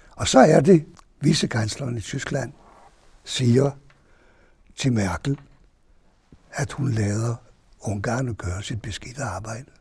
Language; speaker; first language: Danish; non-native, fluent; Hungarian